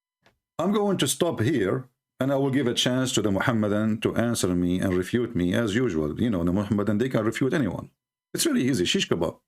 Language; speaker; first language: English; non-native, fluent; Arabic